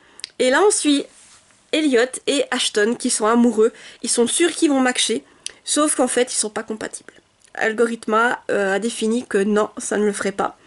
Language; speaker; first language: French; native; French